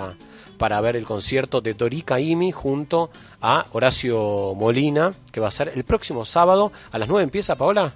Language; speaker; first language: Spanish; native; Spanish